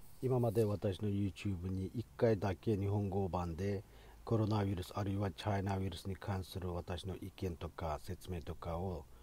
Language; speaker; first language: Japanese; non-native, fluent; Uyghur